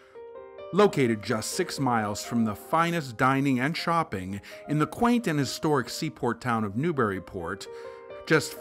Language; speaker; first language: English; native; English